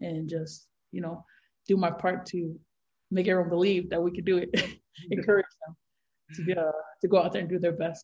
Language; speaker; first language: English; native; English